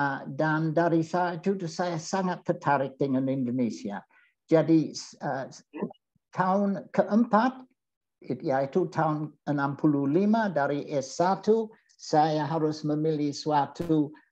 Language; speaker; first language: Indonesian; non-native, fluent; English